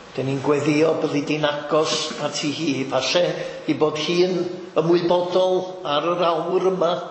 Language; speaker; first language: Welsh; native; Welsh